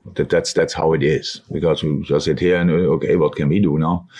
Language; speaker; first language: English; non-native, fluent; German